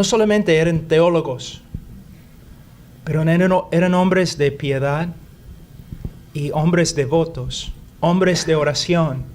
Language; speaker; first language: Spanish; non-native, fluent; English